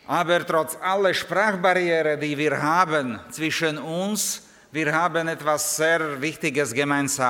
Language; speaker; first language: German; non-native, learner; Slovak